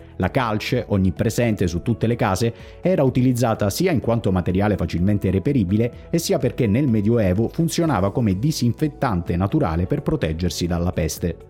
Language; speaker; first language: Italian; native; Italian